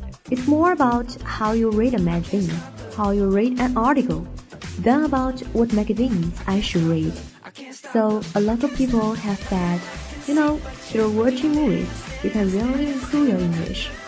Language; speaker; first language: English; non-native, fluent; Chinese